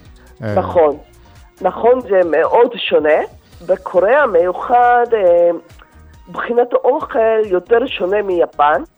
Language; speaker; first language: Hebrew; non-native, fluent; Korean